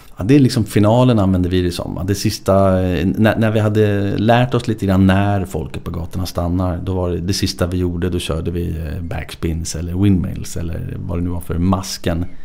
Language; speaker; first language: Swedish; native; Swedish